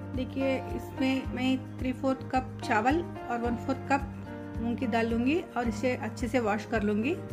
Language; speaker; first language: Hindi; non-native, local second language; Telugu